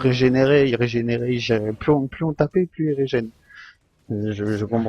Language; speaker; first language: French; native; French